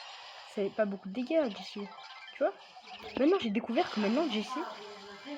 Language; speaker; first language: French; native; French